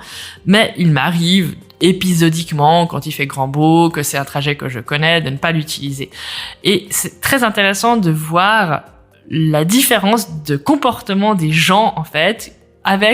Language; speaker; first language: French; native; French